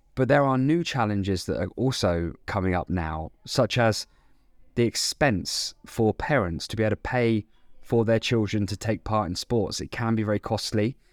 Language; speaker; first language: English; native; English